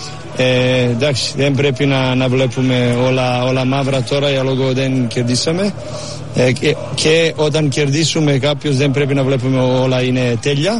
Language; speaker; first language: Greek; non-native, learner; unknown